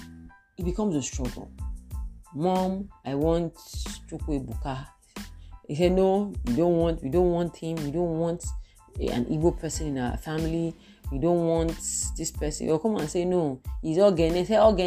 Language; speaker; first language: English; non-native, local second language; Yoruba